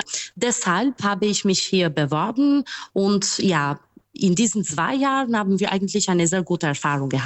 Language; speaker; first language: German; non-native, fluent; Albanian